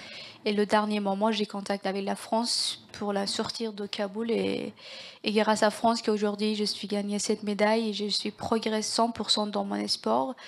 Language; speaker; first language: French; non-native, learner; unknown